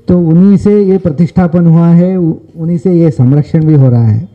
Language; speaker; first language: Hindi; non-native, local second language; Kannada